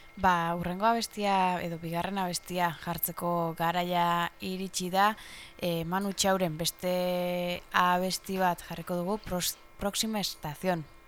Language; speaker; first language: Basque; native; Basque